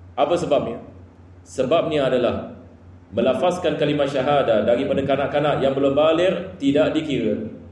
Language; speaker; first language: Malay; non-native, fluent; Arabic